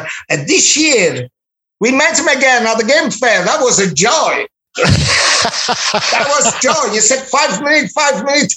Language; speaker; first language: English; non-native, fluent; Italian